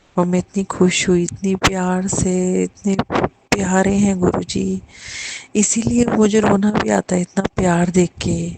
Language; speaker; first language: Hindi; native; Hindi